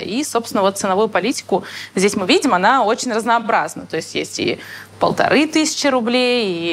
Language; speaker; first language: Russian; native; Russian